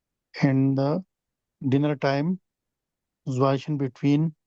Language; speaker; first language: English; non-native, learner; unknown